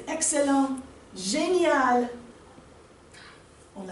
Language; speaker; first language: French; non-native, learner; English